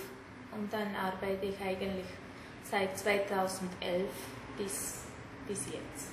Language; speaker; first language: German; non-native, fluent; Tamil